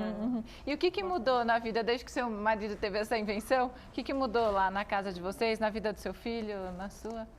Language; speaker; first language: Portuguese; native; Portuguese